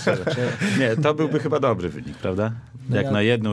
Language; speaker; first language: Polish; native; Polish